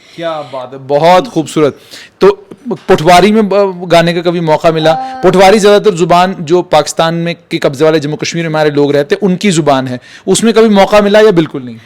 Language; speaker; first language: Hindi; non-native, local second language; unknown